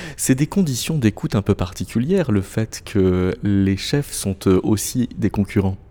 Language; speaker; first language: French; native; French